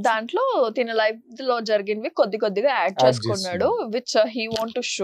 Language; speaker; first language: Telugu; native; Telugu